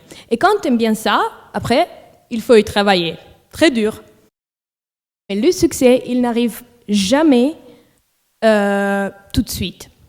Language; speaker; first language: French; non-native, local second language; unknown